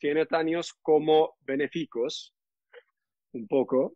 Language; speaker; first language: Spanish; non-native, learner; Turkish